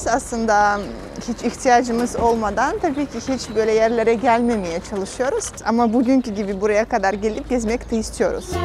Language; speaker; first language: Turkish; non-native, fluent; Russian